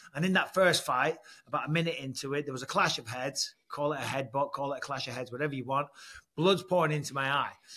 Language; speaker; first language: English; native; English